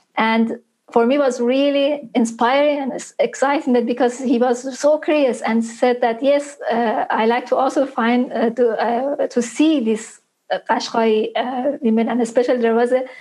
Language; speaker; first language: English; non-native, fluent; Persian